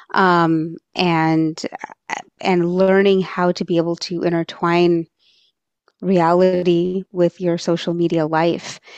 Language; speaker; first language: English; early bilingual, other home language; Marathi